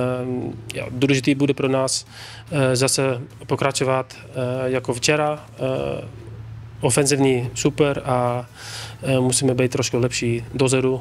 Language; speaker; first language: Czech; non-native, learner; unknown